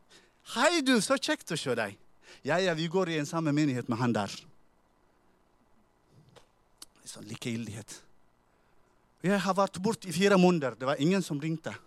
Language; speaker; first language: Norwegian; non-native, fluent; Tigrinya